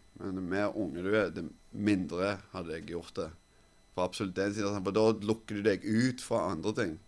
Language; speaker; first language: Norwegian; non-native, fluent; Finnish